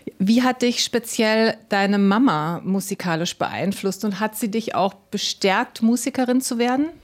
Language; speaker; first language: German; native; German